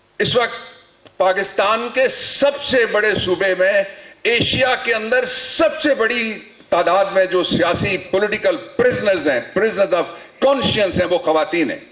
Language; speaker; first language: Urdu; non-native, local second language; Punjabi